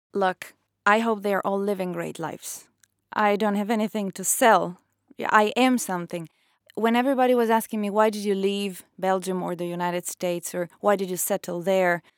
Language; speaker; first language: English; non-native, fluent; Italian